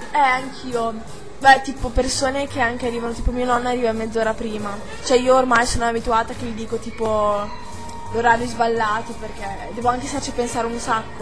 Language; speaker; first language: Italian; native; Italian